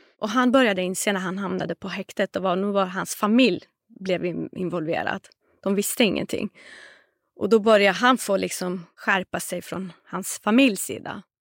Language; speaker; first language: Swedish; non-native, fluent; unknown